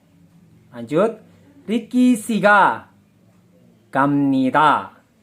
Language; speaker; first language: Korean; non-native, fluent; Indonesian